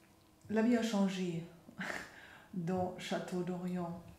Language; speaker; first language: French; non-native, fluent; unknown